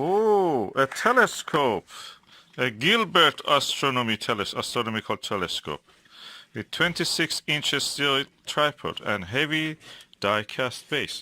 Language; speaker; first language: English; non-native, fluent; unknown